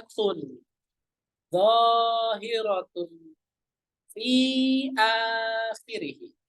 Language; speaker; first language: Arabic; non-native, fluent; Indonesian